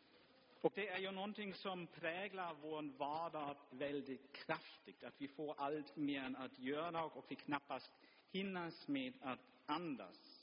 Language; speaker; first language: Swedish; non-native, fluent; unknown